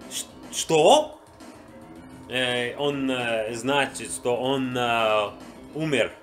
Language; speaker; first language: Russian; non-native, learner; English